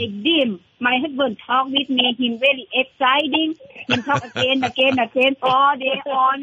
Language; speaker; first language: English; non-native, learner; Thai